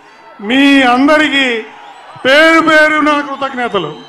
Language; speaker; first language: Telugu; native; Telugu